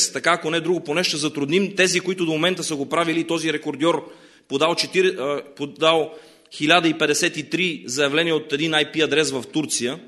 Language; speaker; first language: Bulgarian; native; Bulgarian